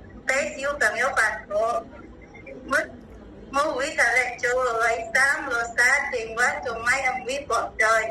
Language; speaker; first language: Cantonese; non-native, learner; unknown